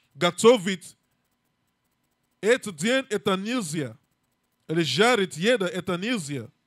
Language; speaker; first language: Russian; non-native, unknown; English